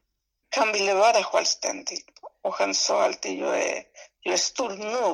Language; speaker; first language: Swedish; non-native, fluent; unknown